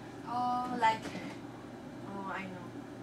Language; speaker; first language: English; non-native, learner; Chinese